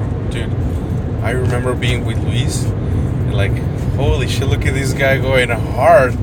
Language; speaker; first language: English; early bilingual, other home language; Spanish